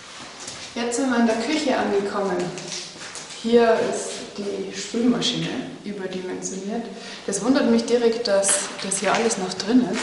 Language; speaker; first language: German; native; German